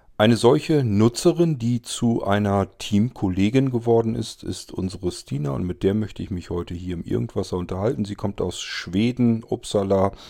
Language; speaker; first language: German; native; German